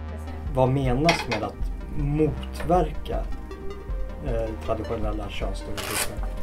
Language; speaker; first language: Swedish; native; Swedish